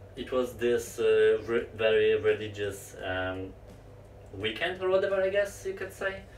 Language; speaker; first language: English; non-native, fluent; Polish